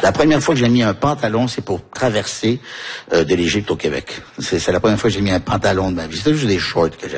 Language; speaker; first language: French; early bilingual, other home language; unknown